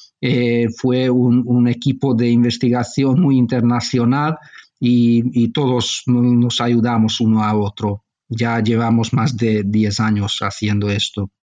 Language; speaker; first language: Spanish; non-native, fluent; Hungarian